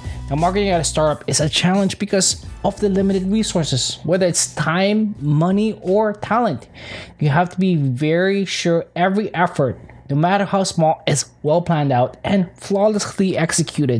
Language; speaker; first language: English; non-native, local second language; Filipino